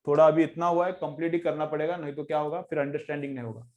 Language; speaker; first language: Hindi; non-native, local second language; Marathi